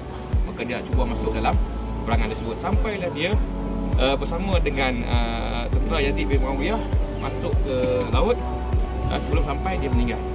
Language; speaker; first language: Malay; native; Malay